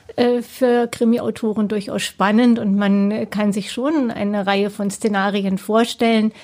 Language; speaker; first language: German; native; German